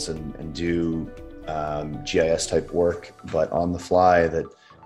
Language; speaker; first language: English; native; English